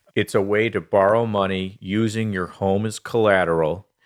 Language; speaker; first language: English; native; English